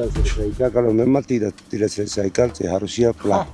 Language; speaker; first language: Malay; non-native, local second language; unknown